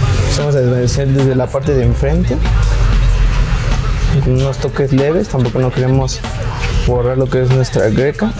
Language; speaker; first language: Spanish; native; Spanish